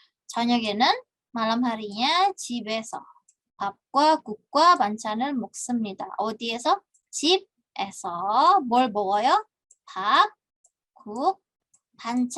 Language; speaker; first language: Korean; non-native, fluent; Indonesian